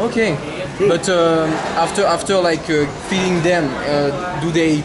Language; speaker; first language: English; non-native, learner; French